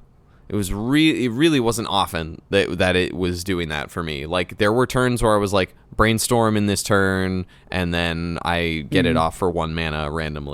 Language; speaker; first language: English; native; English